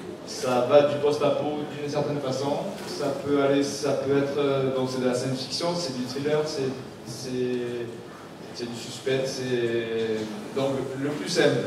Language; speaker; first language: French; native; French